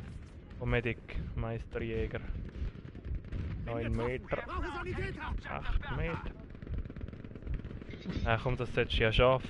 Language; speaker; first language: German; native; German